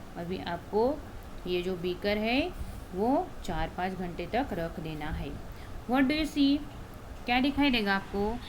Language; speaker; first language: Hindi; non-native, local second language; Marathi